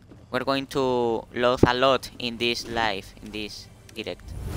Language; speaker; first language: English; non-native, learner; Spanish